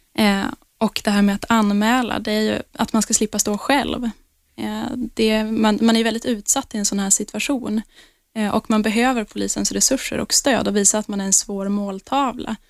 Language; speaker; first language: Swedish; native; Swedish